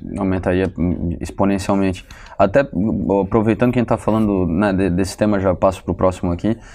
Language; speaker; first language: Portuguese; native; Portuguese